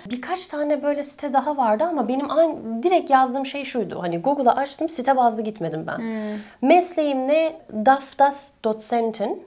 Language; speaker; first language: Turkish; native; Turkish